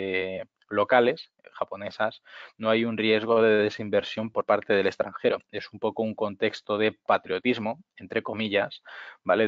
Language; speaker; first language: Spanish; native; Spanish